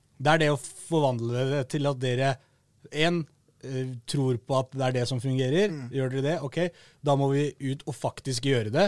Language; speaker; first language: Norwegian; native; Norwegian